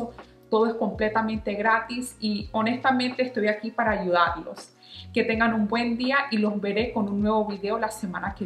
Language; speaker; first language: Spanish; non-native, fluent; English